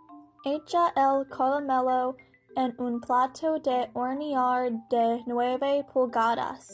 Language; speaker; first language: Spanish; non-native, learner; English